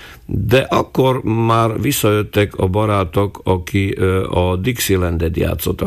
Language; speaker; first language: Hungarian; non-native, local second language; Slovak